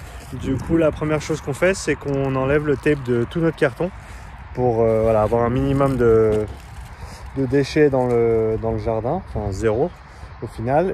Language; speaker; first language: French; native; French